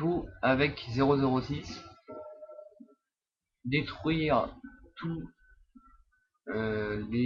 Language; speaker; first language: French; native; French